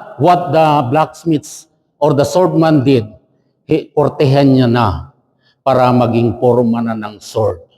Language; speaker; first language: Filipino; non-native, local second language; Chavacano